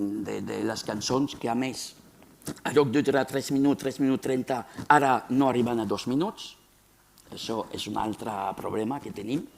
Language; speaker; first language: Catalan; non-native, fluent; French